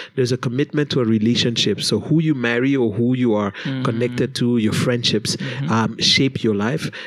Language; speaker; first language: English; non-native, local second language; Kinyarwanda